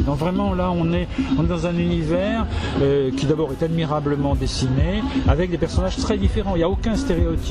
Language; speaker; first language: French; native; French